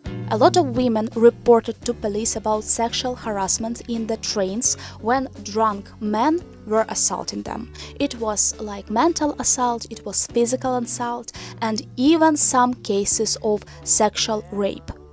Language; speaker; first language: English; non-native, fluent; Ukrainian